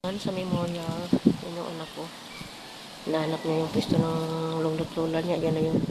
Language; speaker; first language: Filipino; native; Filipino